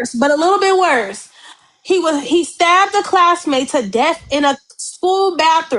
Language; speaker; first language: English; native; English